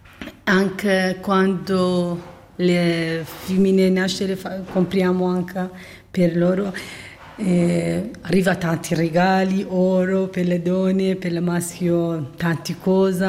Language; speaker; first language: Italian; non-native, learner; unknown